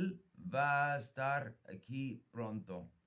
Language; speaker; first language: Spanish; non-native, fluent; English